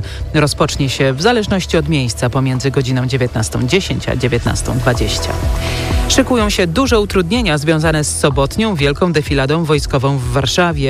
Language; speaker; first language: Polish; native; Polish